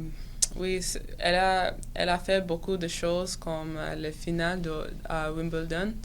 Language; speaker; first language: French; non-native, local second language; English